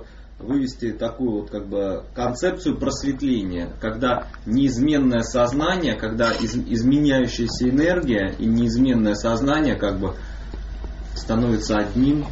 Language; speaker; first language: Russian; native; Russian